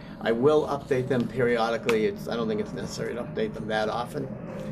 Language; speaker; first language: English; native; English